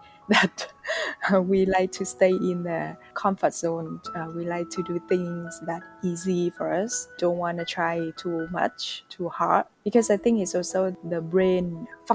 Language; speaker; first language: English; non-native, fluent; Vietnamese